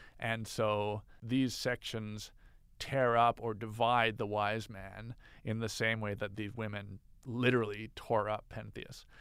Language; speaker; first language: English; native; English